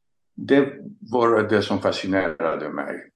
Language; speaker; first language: Swedish; non-native, fluent; Greek